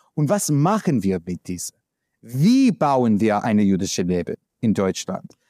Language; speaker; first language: German; non-native, learner; English